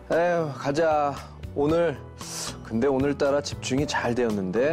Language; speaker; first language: Korean; native; Korean